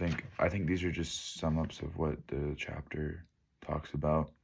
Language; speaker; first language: English; native; English